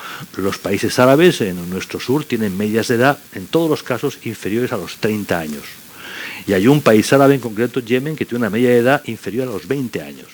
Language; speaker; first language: Spanish; native; Spanish